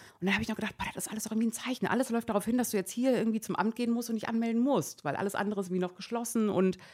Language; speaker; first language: German; early bilingual, other home language; Persian